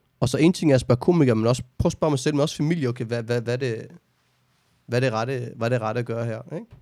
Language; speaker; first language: Danish; early bilingual, other home language; Arabic